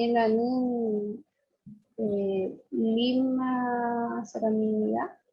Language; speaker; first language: Korean; non-native, learner; Spanish